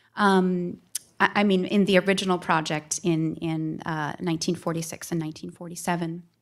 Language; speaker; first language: English; native; English